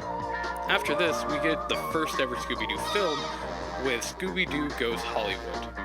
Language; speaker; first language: English; native; English